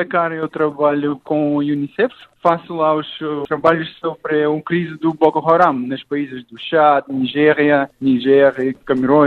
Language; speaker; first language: Portuguese; non-native, fluent; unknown